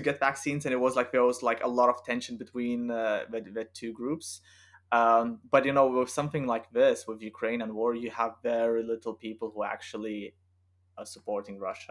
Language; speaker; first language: English; non-native, fluent; Lithuanian